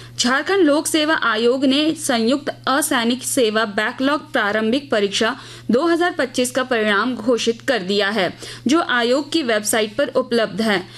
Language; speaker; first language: Hindi; native; Hindi